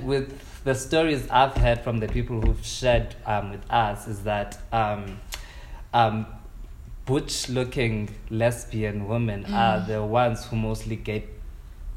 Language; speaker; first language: English; non-native, local second language; Xhosa